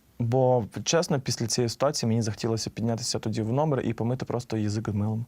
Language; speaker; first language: Ukrainian; non-native, local second language; Russian